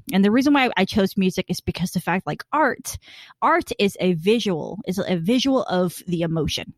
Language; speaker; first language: English; early bilingual, other home language; Khmer